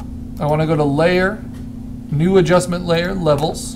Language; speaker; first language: English; native; English